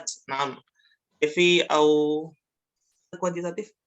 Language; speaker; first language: Arabic; non-native, learner; Indonesian